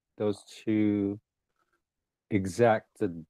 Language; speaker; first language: English; non-native, fluent; Chinese